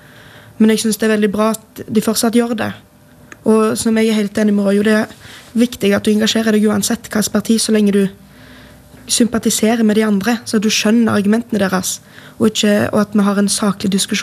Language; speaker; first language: Norwegian; native; Norwegian